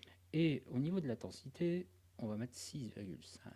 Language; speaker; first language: French; native; French